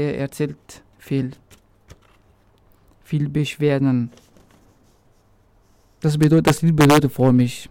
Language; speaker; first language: German; non-native, local second language; Arabic